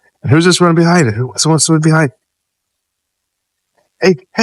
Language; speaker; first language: English; native; English